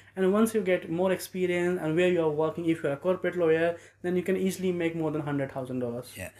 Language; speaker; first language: English; non-native, local second language; Nepali